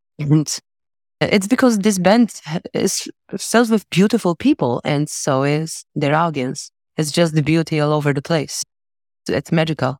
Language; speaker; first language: English; non-native, fluent; Polish